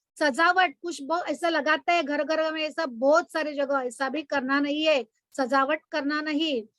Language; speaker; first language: Hindi; non-native, local second language; Marathi